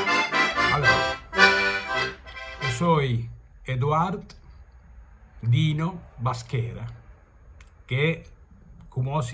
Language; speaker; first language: Italian; early bilingual, heritage; Italian